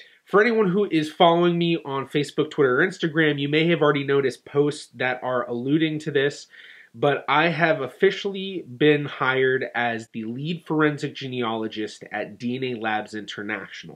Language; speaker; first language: English; native; English